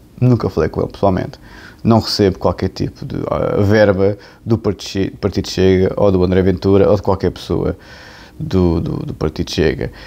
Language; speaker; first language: Portuguese; native; Portuguese